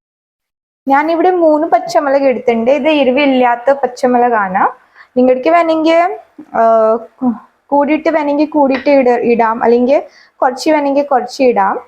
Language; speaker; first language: Malayalam; non-native, local second language; Hindi